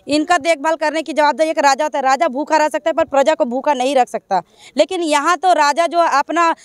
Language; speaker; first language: Hindi; native; Hindi